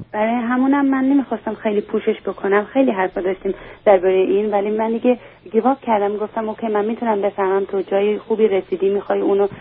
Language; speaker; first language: Persian; early bilingual, heritage; Persian